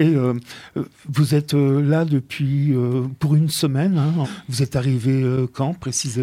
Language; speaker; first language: French; native; French